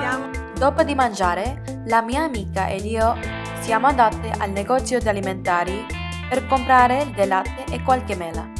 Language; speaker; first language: Italian; non-native, learner; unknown